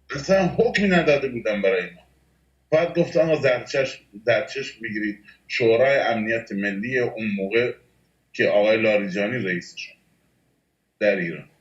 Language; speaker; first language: Persian; non-native, local second language; Baluchi